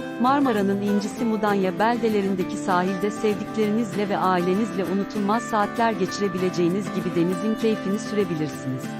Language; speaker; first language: Turkish; native; Turkish